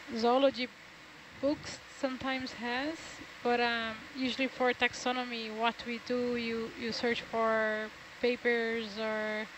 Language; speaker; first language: English; non-native, fluent; Portuguese